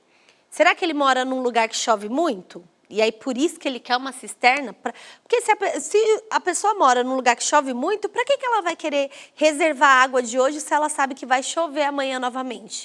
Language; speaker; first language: Portuguese; native; Portuguese